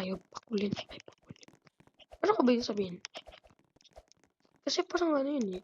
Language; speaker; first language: Filipino; native; Filipino